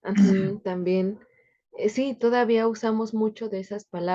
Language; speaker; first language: Spanish; native; Spanish